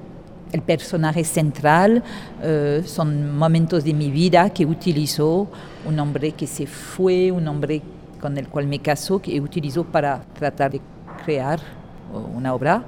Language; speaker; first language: Spanish; non-native, fluent; French